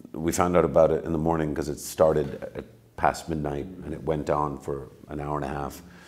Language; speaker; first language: English; early bilingual, other home language; Urdu